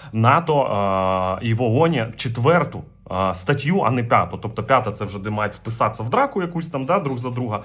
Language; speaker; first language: Ukrainian; native; Ukrainian